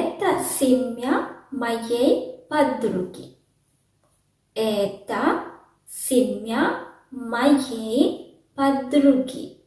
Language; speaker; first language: Russian; non-native, learner; Sinhala